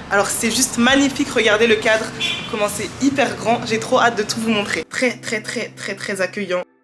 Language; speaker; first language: French; early bilingual, other home language; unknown